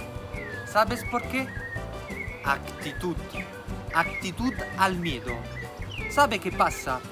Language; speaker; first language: Spanish; non-native, fluent; Italian